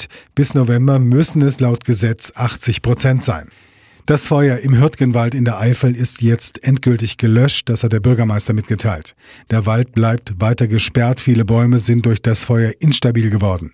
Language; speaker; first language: German; native; German